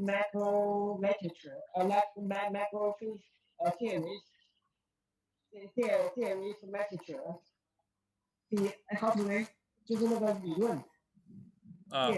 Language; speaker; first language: English; non-native, learner; Chinese